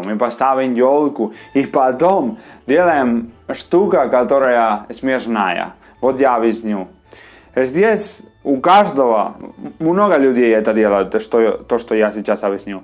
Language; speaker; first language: Russian; non-native, learner; Spanish